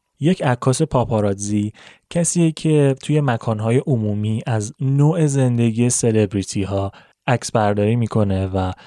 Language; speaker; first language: Persian; native; Persian